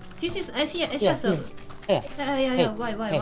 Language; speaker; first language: English; non-native, learner; Korean